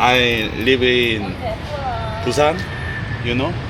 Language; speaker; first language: English; non-native, learner; Korean